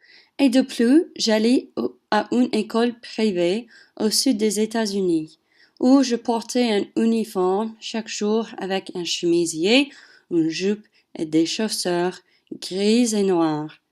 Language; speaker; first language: French; non-native, learner; English